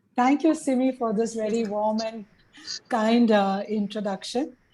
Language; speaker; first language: English; non-native, local second language; Hindi